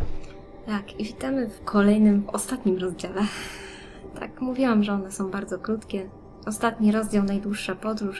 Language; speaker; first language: Polish; native; Polish